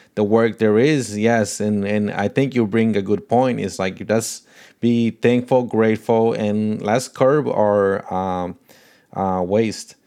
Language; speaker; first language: English; non-native, fluent; Portuguese